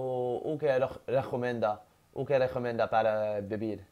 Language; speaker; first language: Portuguese; non-native, learner; English